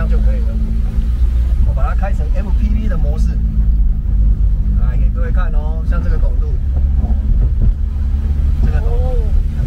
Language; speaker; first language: Chinese; native; Chinese